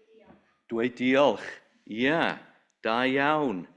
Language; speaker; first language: Welsh; native; Welsh